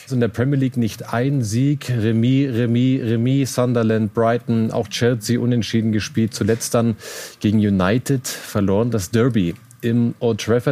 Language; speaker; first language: German; native; German